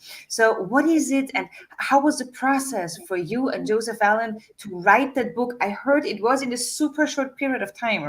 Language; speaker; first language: English; non-native, fluent; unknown